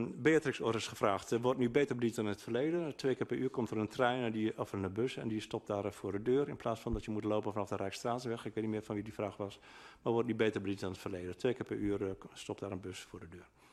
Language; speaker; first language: Dutch; native; Dutch